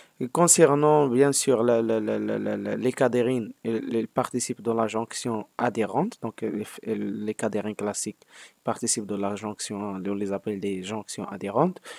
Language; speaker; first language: French; non-native, local second language; Arabic